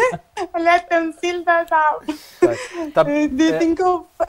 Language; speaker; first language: Arabic; native; Arabic